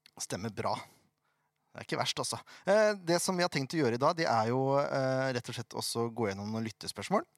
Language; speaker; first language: Norwegian; native; Norwegian